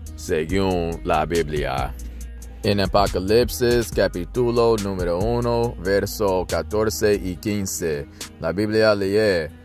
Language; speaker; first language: Spanish; non-native, learner; English